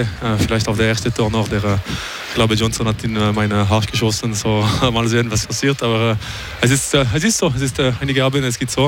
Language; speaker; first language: German; non-native, local second language; French